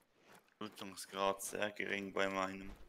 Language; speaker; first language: German; native; German